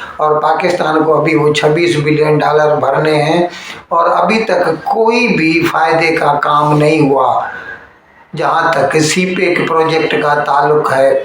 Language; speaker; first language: Urdu; non-native, local second language; Sindhi